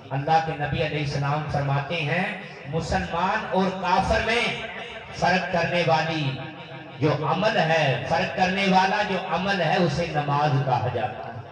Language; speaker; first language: Urdu; non-native, local second language; Punjabi